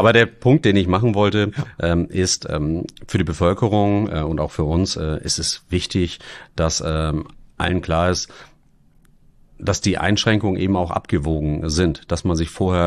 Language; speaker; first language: German; native; German